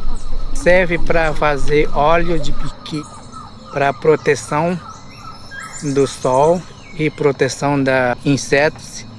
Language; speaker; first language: Portuguese; non-native, local second language; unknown